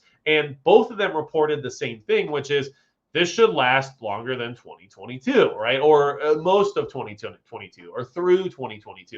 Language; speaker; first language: English; native; English